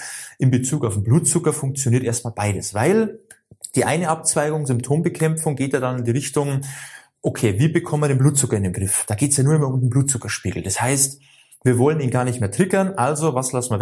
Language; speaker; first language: German; native; German